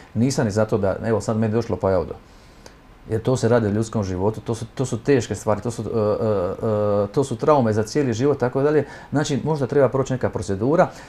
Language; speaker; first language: Croatian; native; Croatian